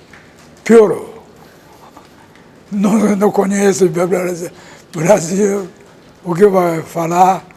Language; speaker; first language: Portuguese; non-native, learner; Japanese